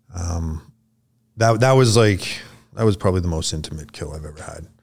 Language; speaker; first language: English; native; English